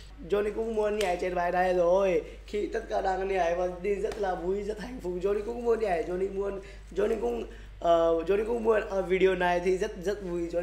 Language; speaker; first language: Vietnamese; non-native, learner; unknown